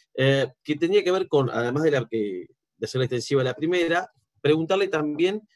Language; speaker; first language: Spanish; native; Spanish